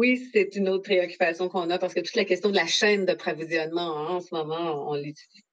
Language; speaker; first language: French; native; French